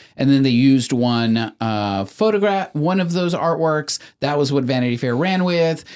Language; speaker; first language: English; early bilingual, other home language; Spanish